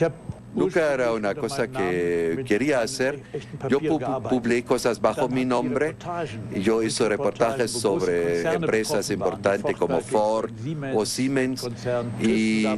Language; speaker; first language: Spanish; non-native, fluent; German